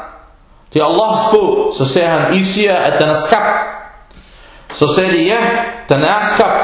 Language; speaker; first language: Danish; early bilingual, other home language; Arabic